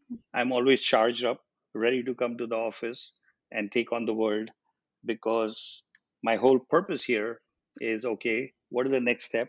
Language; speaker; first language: English; non-native, local second language; Gujarati